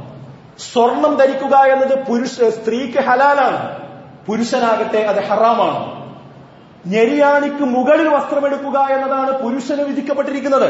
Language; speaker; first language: Malayalam; native; Malayalam